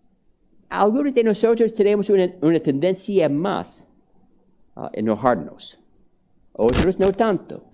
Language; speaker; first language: Spanish; non-native, fluent; English